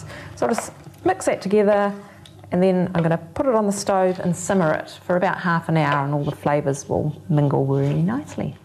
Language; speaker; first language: English; native; English